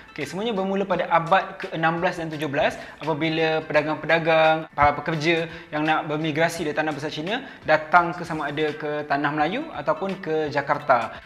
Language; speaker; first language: Malay; native; Malay